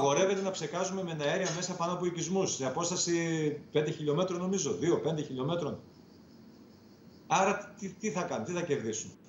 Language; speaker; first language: Greek; native; Greek